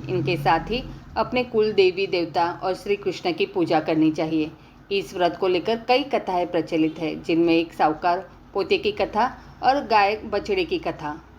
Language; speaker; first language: Hindi; native; Hindi